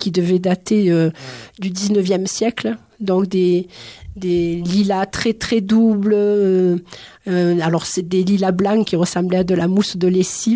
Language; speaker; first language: French; native; French